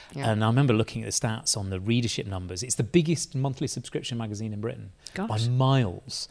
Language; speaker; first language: English; native; English